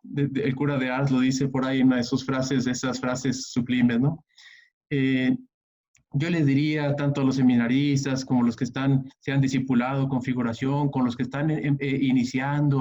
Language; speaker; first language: Spanish; native; Spanish